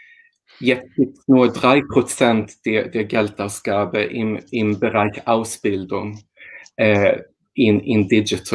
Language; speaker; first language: German; non-native, fluent; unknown